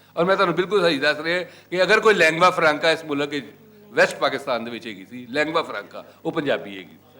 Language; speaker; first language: Punjabi; native; Punjabi